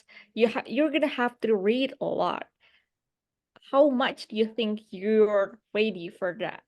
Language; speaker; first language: English; non-native, fluent; Indonesian